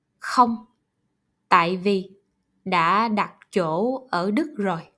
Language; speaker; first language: Vietnamese; non-native, learner; German